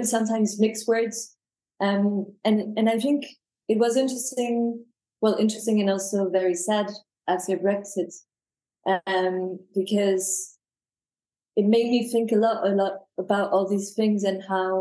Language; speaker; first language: English; non-native, fluent; French